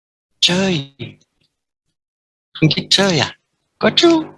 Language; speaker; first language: Vietnamese; non-native, fluent; French